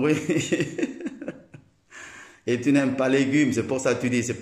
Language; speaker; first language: French; non-native, learner; Thai